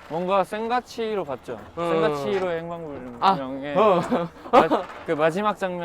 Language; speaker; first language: Korean; native; Korean